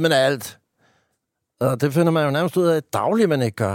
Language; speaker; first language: Danish; native; Danish